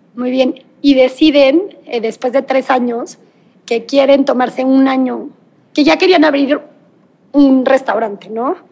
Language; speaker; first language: Spanish; native; Spanish